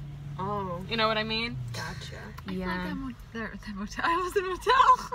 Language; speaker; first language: English; native; English